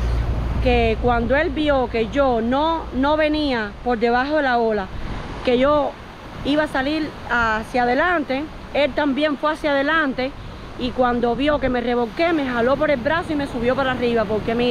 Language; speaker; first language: Spanish; native; Spanish